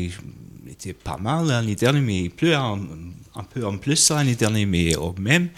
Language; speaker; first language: French; non-native, learner; English